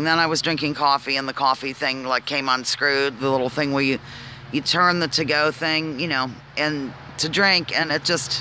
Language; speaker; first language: English; native; English